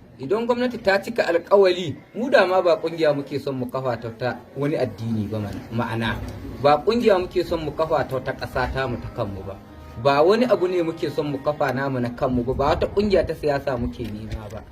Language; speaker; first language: Hausa; non-native, local second language; Fula